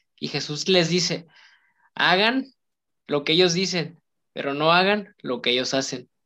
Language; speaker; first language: Spanish; native; Spanish